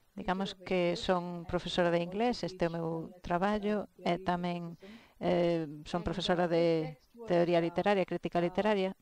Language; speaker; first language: Galician; non-native, fluent; Filipino